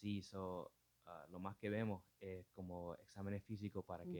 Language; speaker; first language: Spanish; non-native, local second language; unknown